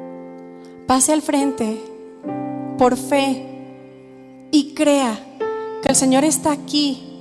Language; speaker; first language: Spanish; native; Spanish